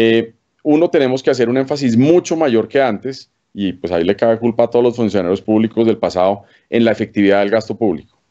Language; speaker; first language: Spanish; native; Spanish